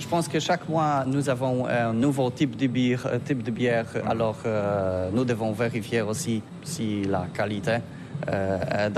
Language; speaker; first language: French; non-native, learner; Polish